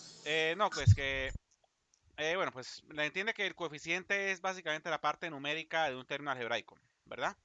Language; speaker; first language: Spanish; native; Spanish